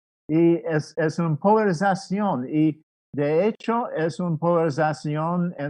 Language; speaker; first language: Spanish; non-native, fluent; English